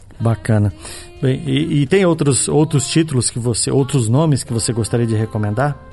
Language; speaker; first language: Portuguese; native; Portuguese